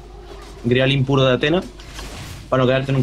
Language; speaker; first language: Spanish; native; Spanish